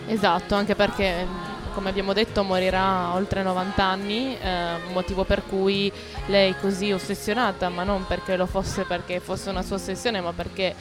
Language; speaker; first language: Italian; native; Italian